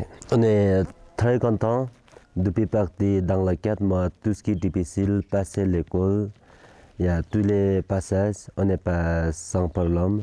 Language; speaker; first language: French; non-native, learner; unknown